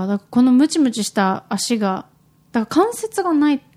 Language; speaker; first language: Japanese; early bilingual, heritage; Japanese